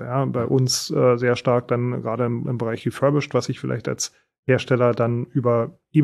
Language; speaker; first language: German; native; German